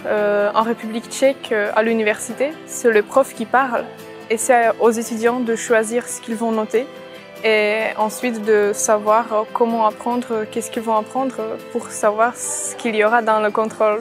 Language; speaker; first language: French; non-native, fluent; Czech